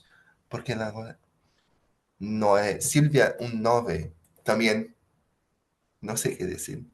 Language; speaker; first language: Spanish; non-native, fluent; Portuguese